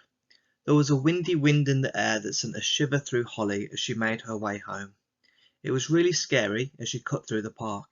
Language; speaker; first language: English; native; English